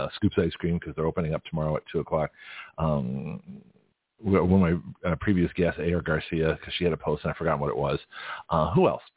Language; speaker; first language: English; native; English